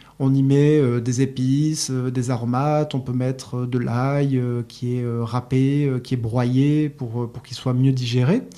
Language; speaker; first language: French; native; French